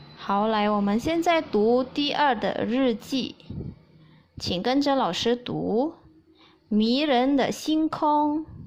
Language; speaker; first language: Chinese; early bilingual, heritage; Chinese